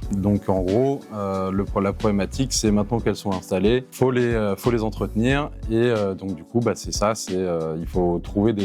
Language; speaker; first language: French; native; French